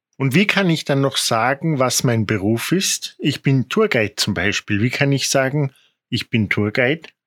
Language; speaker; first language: German; native; German